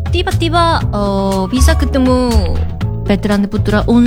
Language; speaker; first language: Indonesian; non-native, learner; Korean